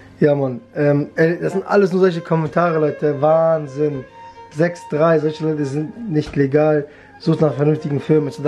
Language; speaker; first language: German; early bilingual, other home language; Kurdish